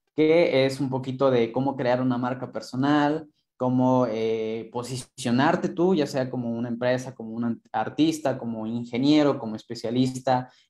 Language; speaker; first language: Spanish; non-native, local second language; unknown